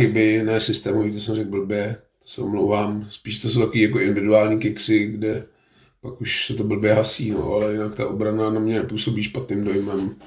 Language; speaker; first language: Czech; native; Czech